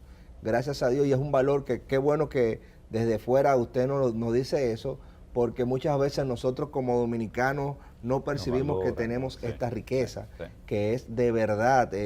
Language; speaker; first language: Spanish; native; Spanish